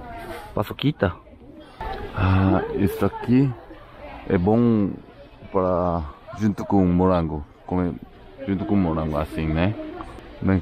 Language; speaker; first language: Portuguese; non-native, learner; Korean